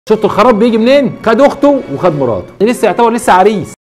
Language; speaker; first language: Arabic; native; Arabic